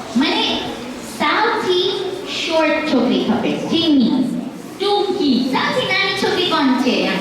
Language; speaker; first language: Gujarati; early bilingual, heritage; Gujarati